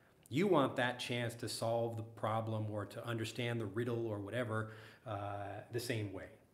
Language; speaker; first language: English; native; English